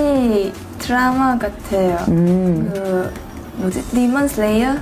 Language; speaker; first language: Korean; non-native, learner; Thai